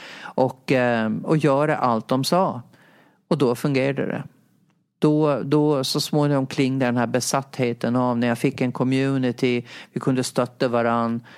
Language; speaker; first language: Swedish; native; Swedish